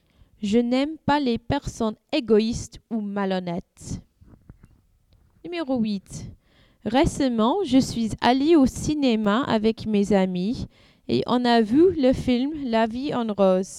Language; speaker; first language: French; non-native, learner; English